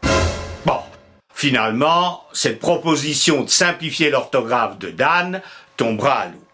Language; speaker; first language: French; native; French